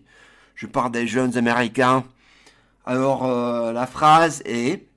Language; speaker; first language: French; non-native, fluent; English